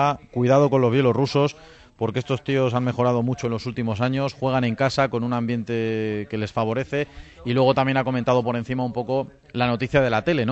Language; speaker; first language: Spanish; native; Spanish